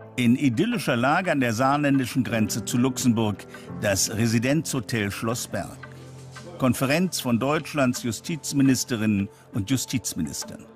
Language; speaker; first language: German; native; German